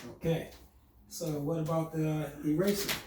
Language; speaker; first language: English; native; English